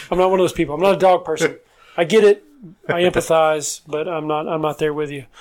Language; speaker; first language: English; native; English